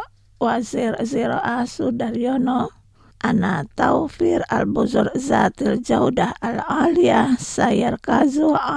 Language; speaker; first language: Arabic; non-native, fluent; Indonesian